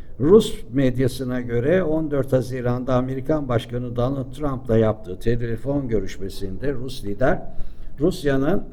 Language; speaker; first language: Turkish; native; Turkish